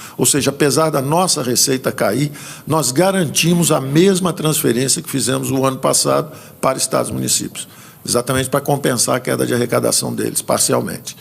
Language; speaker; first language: Portuguese; native; Portuguese